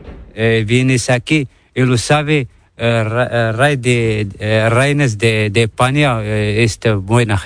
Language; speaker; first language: Spanish; non-native, learner; Arabic